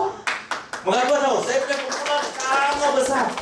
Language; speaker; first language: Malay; non-native, local second language; Chinese